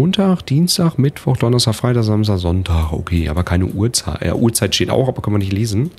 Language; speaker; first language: German; native; German